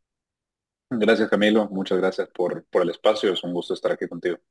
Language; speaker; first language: Spanish; native; Spanish